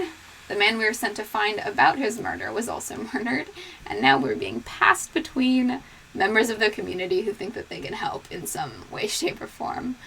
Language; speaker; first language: English; native; English